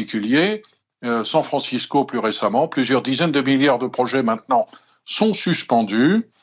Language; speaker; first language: French; native; French